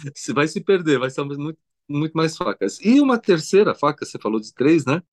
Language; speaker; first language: Portuguese; early bilingual, other home language; Korean